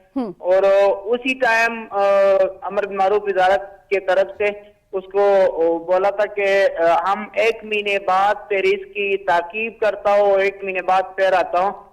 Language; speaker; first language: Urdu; non-native, learner; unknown